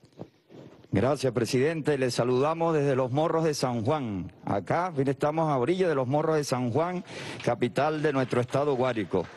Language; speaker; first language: Spanish; native; Spanish